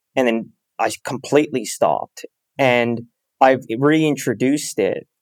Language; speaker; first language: English; native; English